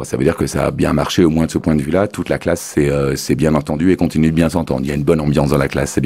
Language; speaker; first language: French; native; French